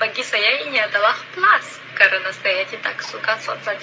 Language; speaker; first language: Indonesian; non-native, fluent; Russian